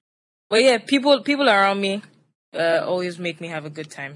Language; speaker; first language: English; non-native, local second language; Yoruba